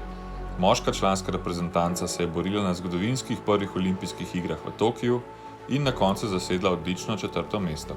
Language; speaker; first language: Slovenian; native; Slovenian